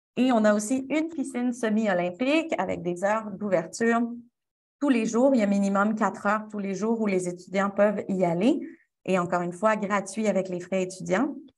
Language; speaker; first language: French; native; French